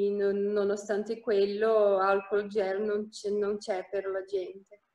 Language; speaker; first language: Italian; non-native, fluent; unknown